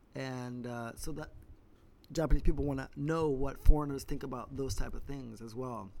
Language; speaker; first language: English; native; English